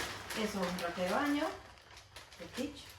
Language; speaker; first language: Spanish; native; Spanish